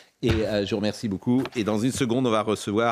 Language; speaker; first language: French; native; French